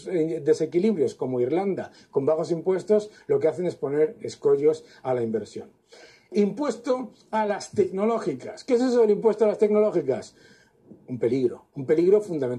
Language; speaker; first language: Spanish; native; Spanish